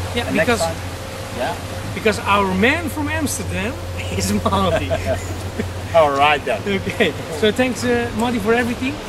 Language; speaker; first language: English; non-native, fluent; Dutch